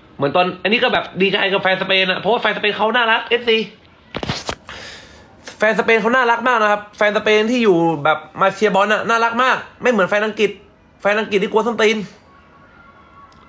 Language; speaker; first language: Thai; native; Thai